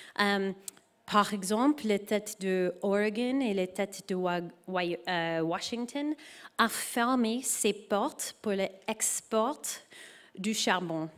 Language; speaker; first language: French; non-native, learner; English